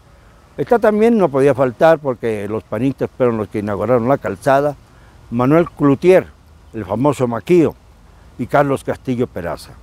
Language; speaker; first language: Spanish; native; Spanish